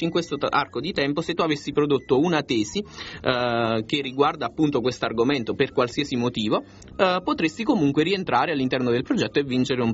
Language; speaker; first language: Italian; native; Italian